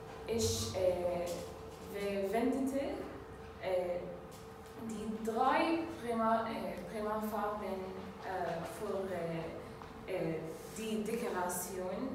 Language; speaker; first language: German; non-native, learner; Arabic